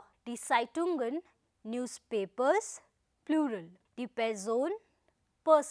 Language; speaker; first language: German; non-native, fluent; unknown